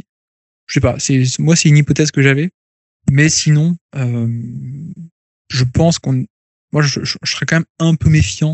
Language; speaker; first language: French; native; French